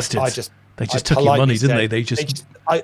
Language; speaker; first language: English; native; English